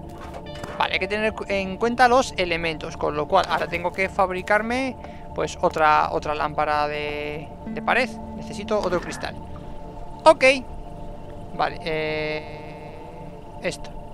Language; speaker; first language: Spanish; native; Spanish